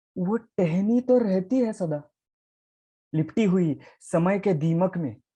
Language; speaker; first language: Hindi; non-native, local second language; Marathi